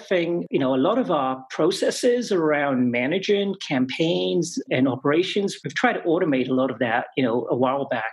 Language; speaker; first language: English; native; English